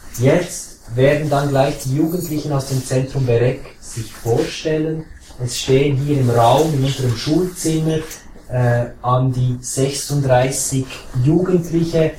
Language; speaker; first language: German; native; German